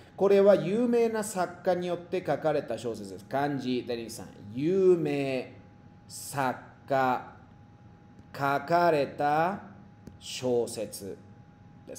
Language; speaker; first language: Japanese; non-native, fluent; Spanish